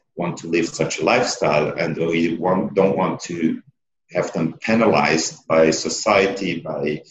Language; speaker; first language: English; non-native, fluent; Italian